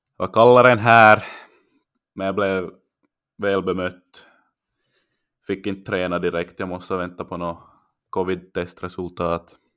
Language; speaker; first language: Swedish; native; Swedish